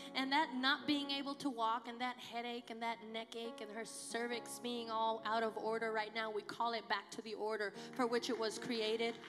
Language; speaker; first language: English; early bilingual, other home language; Spanish